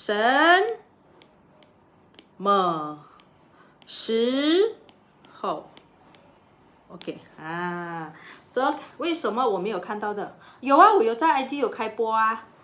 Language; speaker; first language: Chinese; non-native, local second language; Malay